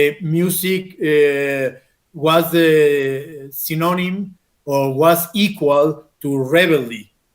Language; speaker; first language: English; non-native, fluent; Spanish